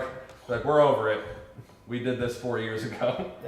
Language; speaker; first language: English; native; English